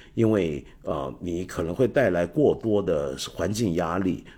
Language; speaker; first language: Chinese; non-native, fluent; Cantonese